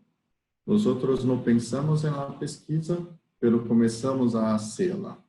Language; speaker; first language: Spanish; non-native, learner; Portuguese